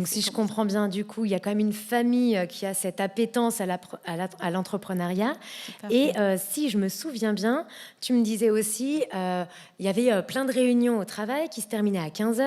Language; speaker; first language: French; native; French